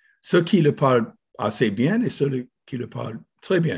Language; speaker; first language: French; non-native, fluent; English